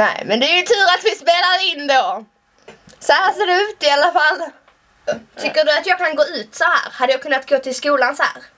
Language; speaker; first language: Swedish; native; Swedish